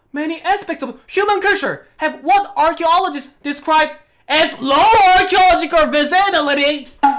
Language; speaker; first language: English; non-native, fluent; Korean